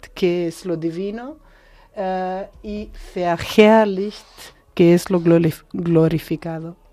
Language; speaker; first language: Spanish; non-native, fluent; Macedonian